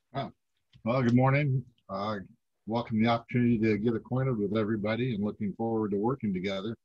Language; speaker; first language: English; native; English